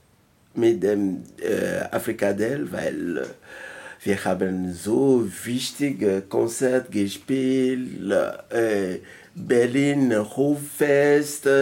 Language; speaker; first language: German; non-native, learner; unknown